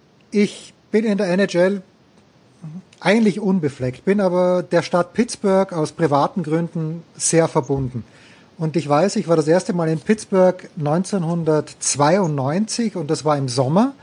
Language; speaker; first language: German; native; German